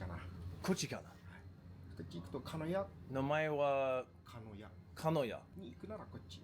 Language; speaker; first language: Japanese; non-native, learner; English